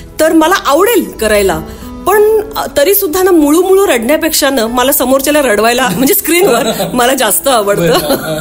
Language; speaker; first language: Marathi; non-native, local second language; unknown